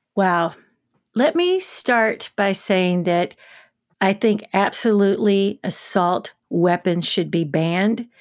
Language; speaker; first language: English; native; English